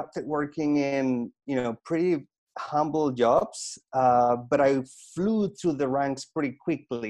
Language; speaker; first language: English; non-native, fluent; Spanish